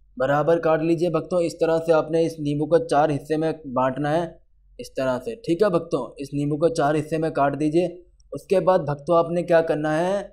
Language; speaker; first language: Hindi; native; Hindi